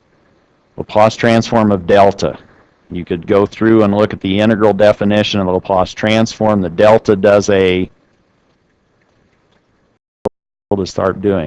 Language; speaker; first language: English; native; English